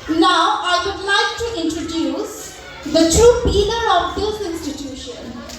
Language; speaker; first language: English; non-native, local second language; Bangla